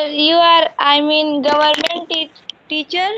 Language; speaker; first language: English; non-native, learner; Hindi